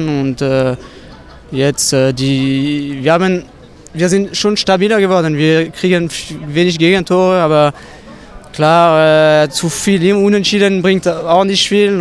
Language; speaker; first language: German; non-native, fluent; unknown